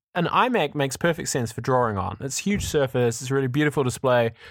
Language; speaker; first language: English; native; English